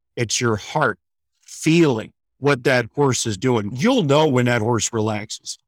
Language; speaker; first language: English; native; English